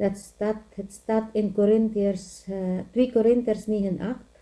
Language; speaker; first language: Dutch; non-native, learner; Filipino